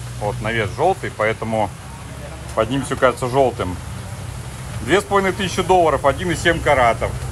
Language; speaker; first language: Russian; native; Russian